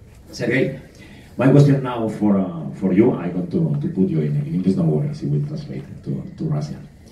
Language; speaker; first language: English; non-native, fluent; Spanish